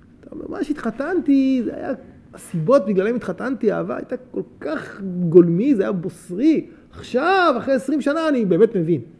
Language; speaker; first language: Hebrew; native; Hebrew